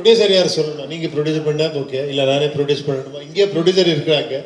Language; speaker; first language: Tamil; non-native, learner; Kannada